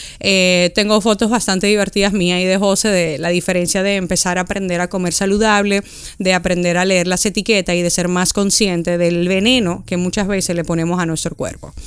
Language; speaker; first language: Spanish; native; Spanish